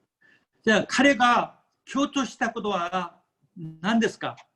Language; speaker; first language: Japanese; non-native, fluent; Korean